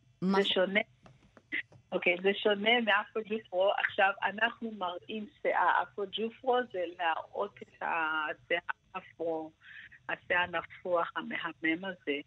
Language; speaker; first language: Hebrew; non-native, fluent; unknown